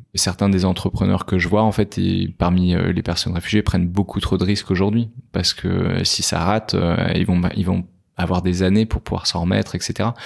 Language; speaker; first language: French; native; French